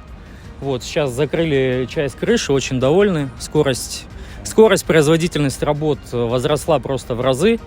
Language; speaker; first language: Russian; native; Russian